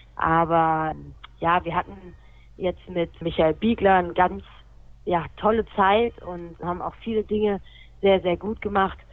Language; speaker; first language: German; native; German